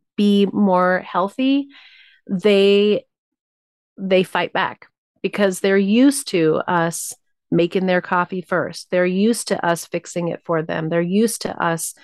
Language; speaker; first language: English; native; English